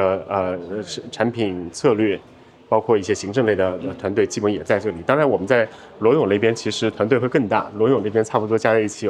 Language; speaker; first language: Chinese; native; Chinese